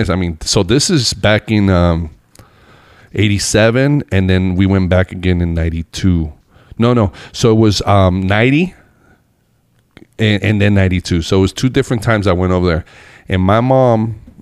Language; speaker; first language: English; early bilingual, other home language; Spanish